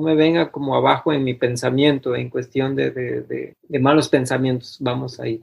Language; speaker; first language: Spanish; native; Spanish